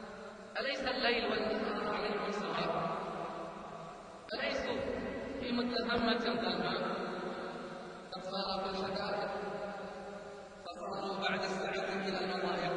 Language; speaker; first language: Arabic; native; Arabic